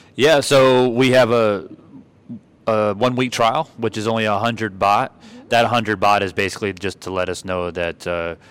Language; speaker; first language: English; native; English